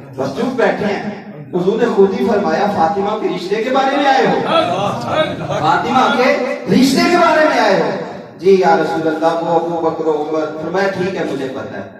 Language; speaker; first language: Urdu; non-native, local second language; Punjabi